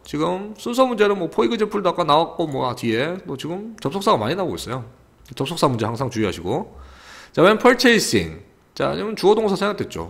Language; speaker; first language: Korean; native; Korean